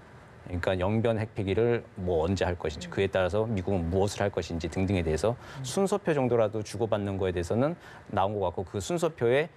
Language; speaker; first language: Korean; native; Korean